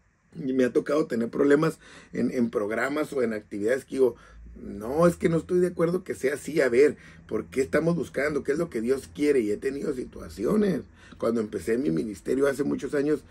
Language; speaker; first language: Spanish; native; Spanish